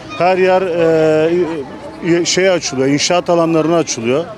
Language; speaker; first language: Turkish; native; Turkish